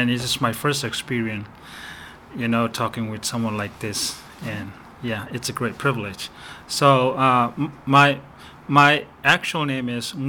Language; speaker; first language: English; non-native, fluent; Burmese